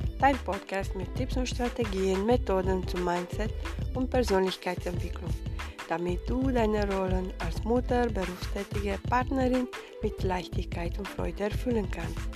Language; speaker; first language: German; non-native, fluent; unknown